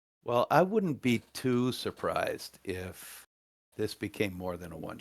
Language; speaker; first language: English; native; English